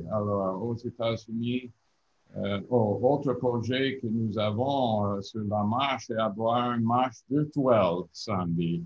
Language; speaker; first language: French; non-native, learner; English